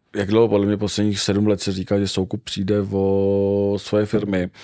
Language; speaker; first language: Czech; non-native, fluent; Armenian